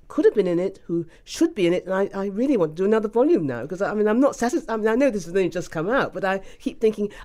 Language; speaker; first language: English; native; English